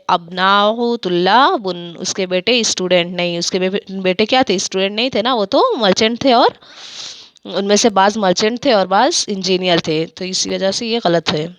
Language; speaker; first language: Urdu; native; Urdu